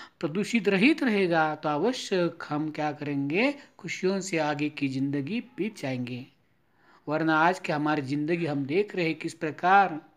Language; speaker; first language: Hindi; non-native, local second language; Marathi